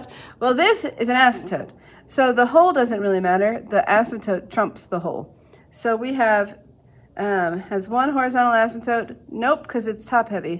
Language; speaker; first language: English; native; English